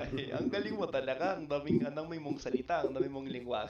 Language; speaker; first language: Filipino; non-native, fluent; English